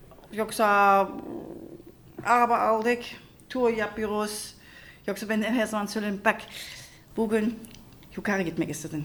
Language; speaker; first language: Turkish; non-native, learner; German